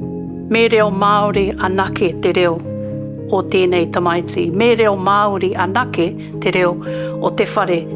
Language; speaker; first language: Māori; non-native, local second language; English